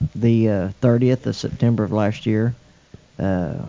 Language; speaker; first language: English; native; English